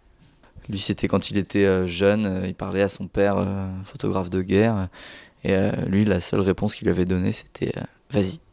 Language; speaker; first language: French; native; French